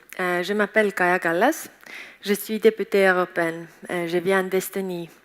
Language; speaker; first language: French; non-native, learner; Estonian